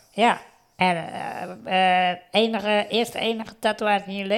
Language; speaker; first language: Dutch; native; Dutch